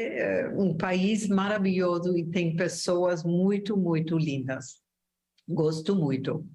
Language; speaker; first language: Portuguese; non-native, fluent; German